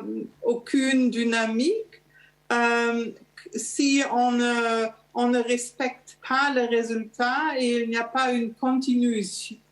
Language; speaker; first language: French; non-native, fluent; German